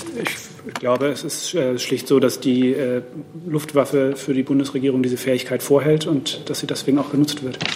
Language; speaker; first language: German; native; German